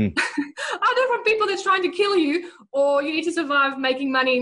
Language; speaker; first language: English; non-native, local second language; Afrikaans